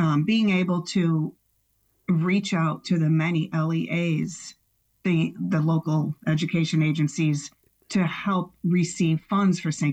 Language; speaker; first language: English; native; English